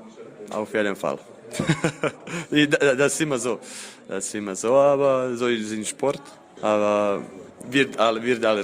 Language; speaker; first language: German; non-native, fluent; Croatian